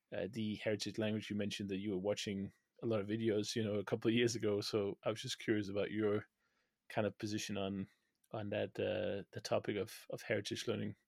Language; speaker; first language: English; non-native, fluent; Danish